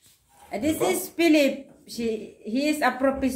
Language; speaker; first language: English; non-native, learner; Filipino